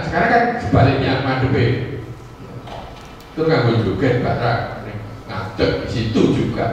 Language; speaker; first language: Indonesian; non-native, local second language; Javanese